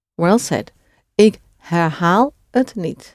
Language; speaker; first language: Dutch; non-native, fluent; English